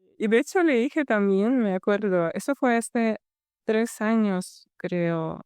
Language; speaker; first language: Spanish; non-native, fluent; Russian